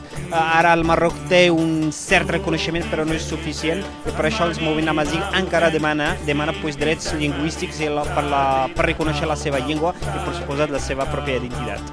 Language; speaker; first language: Catalan; non-native, fluent; Berber languages